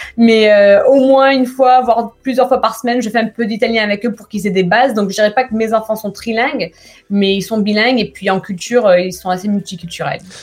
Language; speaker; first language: French; native; French